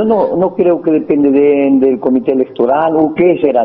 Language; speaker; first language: Spanish; native; Spanish